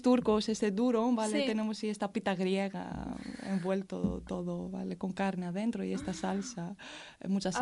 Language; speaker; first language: Spanish; non-native, fluent; Greek